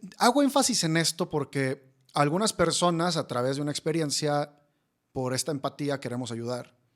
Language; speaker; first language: Spanish; native; Spanish